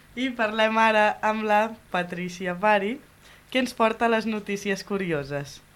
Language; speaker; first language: Catalan; native; Catalan